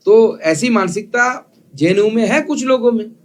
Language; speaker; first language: Hindi; non-native, local second language; Bangla